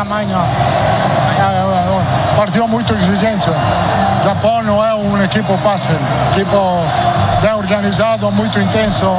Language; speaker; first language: Portuguese; non-native, learner; Italian